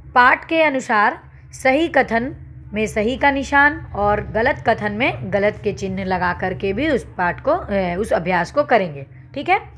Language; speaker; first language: Hindi; native; Hindi